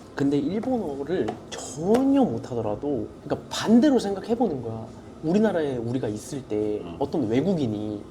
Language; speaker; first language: Korean; native; Korean